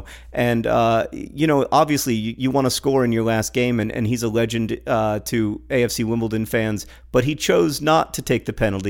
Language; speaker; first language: English; native; English